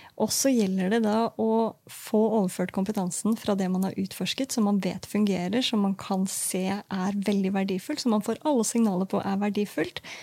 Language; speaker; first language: Norwegian; native; Norwegian